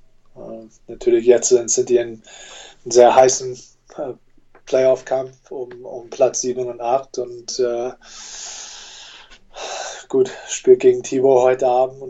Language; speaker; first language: German; non-native, fluent; English